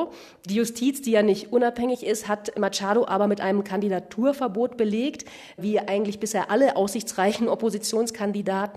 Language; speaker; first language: German; native; German